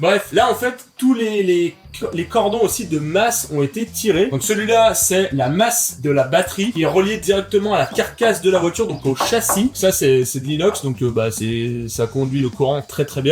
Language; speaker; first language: French; native; French